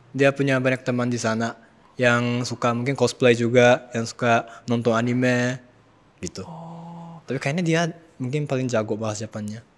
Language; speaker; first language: Indonesian; non-native, fluent; Japanese